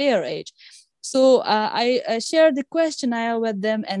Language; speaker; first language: English; non-native, fluent; Persian